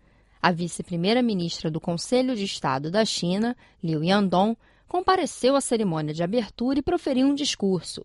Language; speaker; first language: Portuguese; non-native, fluent; Chinese